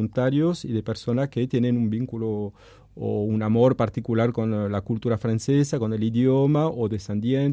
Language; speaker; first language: Spanish; non-native, fluent; French